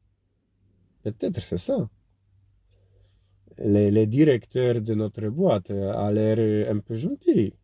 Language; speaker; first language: French; non-native, learner; Polish